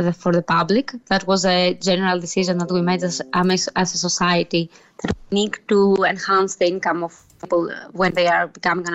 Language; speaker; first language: English; native; English